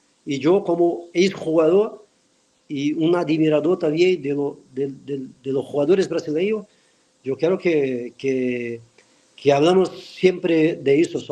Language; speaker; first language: Spanish; non-native, fluent; Portuguese